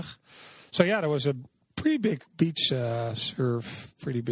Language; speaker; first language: English; non-native, fluent; Dutch